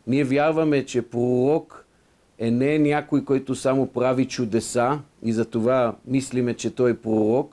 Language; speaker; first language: Bulgarian; non-native, fluent; Hebrew